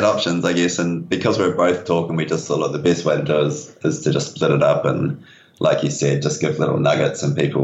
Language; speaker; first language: English; native; English